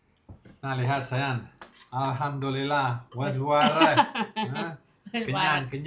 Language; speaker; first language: Indonesian; non-native, learner; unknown